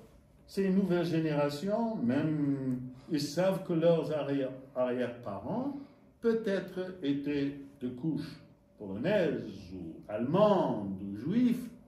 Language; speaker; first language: French; non-native, fluent; English